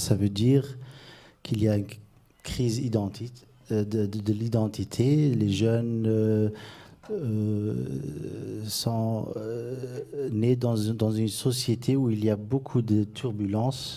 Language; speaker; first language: French; non-native, fluent; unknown